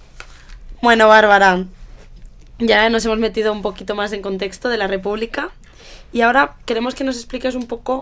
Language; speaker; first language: Spanish; native; Spanish